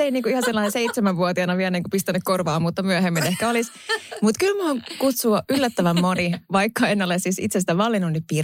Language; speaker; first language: Finnish; native; Finnish